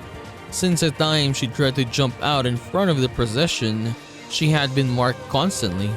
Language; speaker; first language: English; native; English